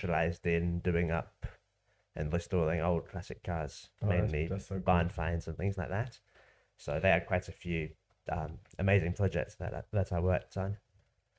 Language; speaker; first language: English; native; English